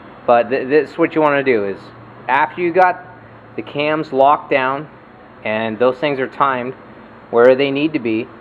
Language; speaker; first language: English; native; English